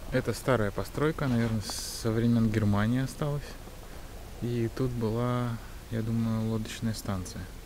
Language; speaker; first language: Russian; native; Russian